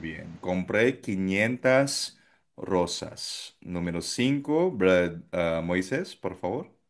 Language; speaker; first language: Spanish; non-native, fluent; Filipino